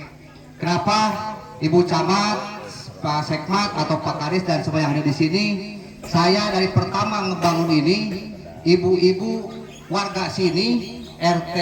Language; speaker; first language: Indonesian; non-native, local second language; Sundanese